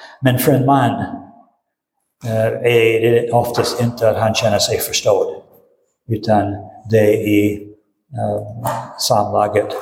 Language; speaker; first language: Swedish; non-native, fluent; English